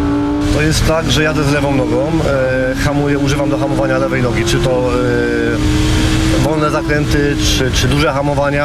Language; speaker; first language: Polish; native; Polish